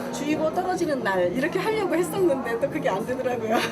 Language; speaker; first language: Korean; native; Korean